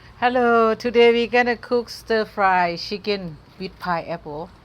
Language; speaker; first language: English; non-native, learner; Thai